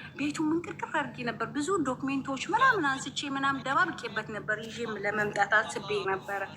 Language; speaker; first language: Amharic; native; Amharic